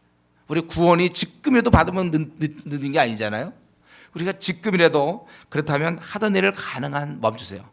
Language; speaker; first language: Korean; native; Korean